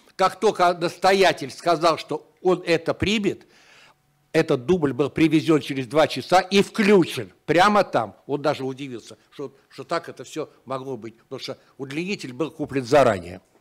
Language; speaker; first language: Russian; native; Russian